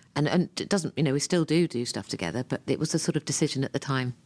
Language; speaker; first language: English; native; English